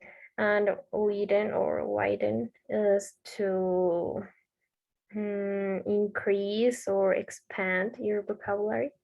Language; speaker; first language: English; non-native, learner; Spanish